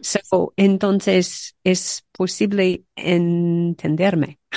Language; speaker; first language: Spanish; non-native, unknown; English